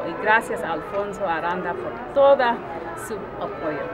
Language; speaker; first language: Spanish; early bilingual, heritage; Spanish